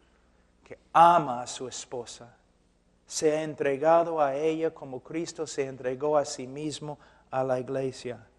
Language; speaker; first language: Spanish; non-native, fluent; English